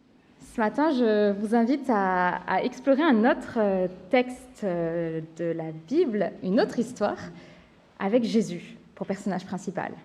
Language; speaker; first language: French; native; French